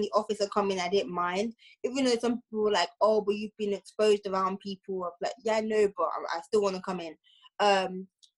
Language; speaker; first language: English; native; English